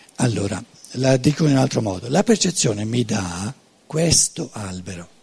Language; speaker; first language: Italian; native; Italian